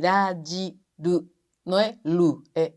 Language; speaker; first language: Portuguese; non-native, fluent; Japanese